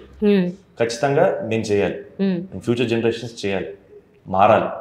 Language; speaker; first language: Telugu; native; Telugu